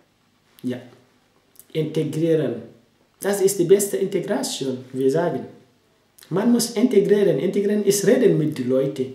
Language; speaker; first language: German; non-native, learner; French